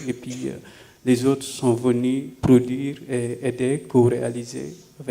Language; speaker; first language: French; non-native, local second language; Wolof